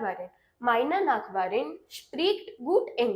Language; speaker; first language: German; non-native, fluent; Hindi